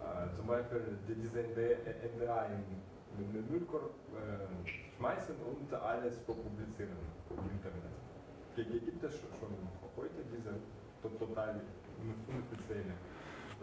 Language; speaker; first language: German; non-native, fluent; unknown